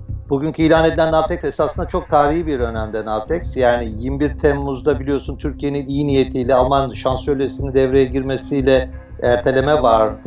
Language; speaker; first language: Turkish; native; Turkish